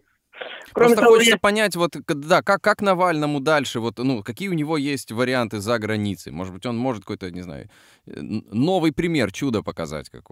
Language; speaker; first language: Russian; native; Russian